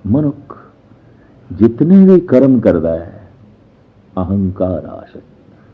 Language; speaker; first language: Hindi; non-native, local second language; Punjabi